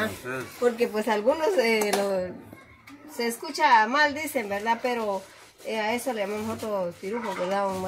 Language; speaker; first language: Spanish; native; Spanish